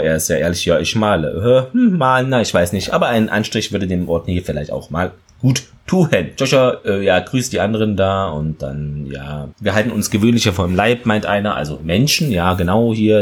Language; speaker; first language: German; native; German